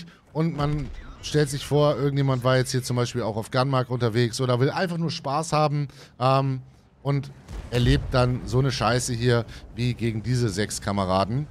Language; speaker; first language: German; native; German